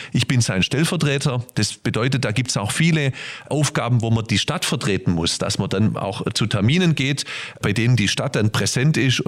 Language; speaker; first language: German; native; German